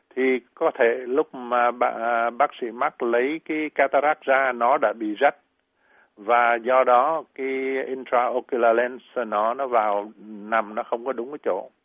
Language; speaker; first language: Vietnamese; native; Vietnamese